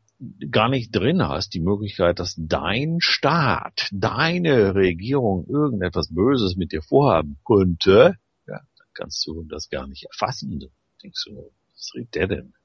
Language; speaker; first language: German; native; German